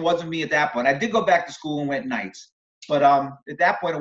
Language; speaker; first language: English; native; English